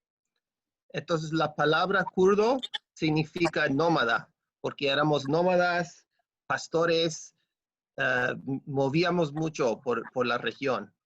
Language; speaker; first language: Spanish; non-native, fluent; English